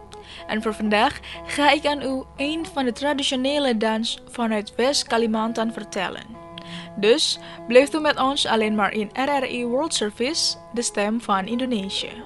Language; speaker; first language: Dutch; non-native, fluent; Indonesian